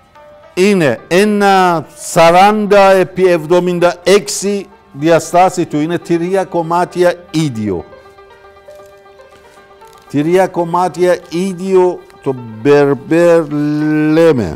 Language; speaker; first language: Greek; non-native, learner; Persian